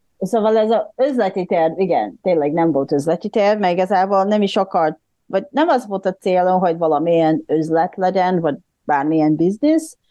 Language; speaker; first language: Hungarian; non-native, fluent; Japanese